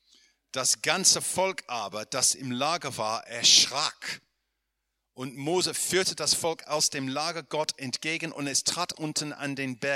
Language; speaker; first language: German; non-native, fluent; English